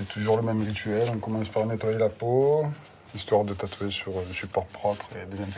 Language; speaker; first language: French; native; French